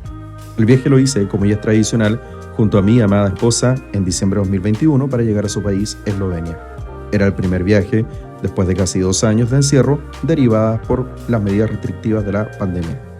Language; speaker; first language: Spanish; native; Spanish